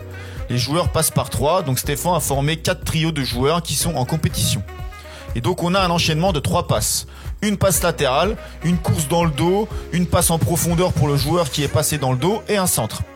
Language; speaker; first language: French; native; French